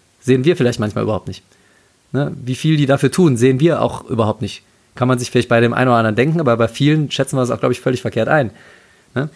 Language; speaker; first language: German; native; German